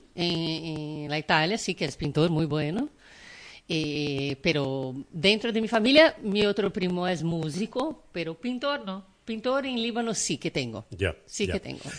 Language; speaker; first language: Spanish; non-native, learner; Portuguese